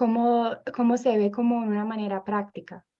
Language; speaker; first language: Spanish; non-native, fluent; English